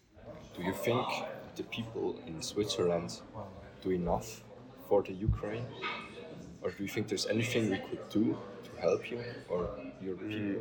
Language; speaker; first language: English; non-native, fluent; German